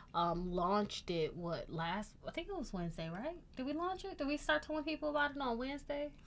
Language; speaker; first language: English; native; English